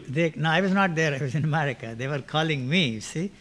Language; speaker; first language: English; non-native, local second language; Telugu